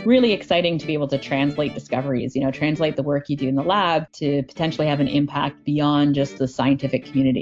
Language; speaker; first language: English; native; English